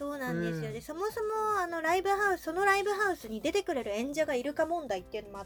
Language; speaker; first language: Japanese; native; Japanese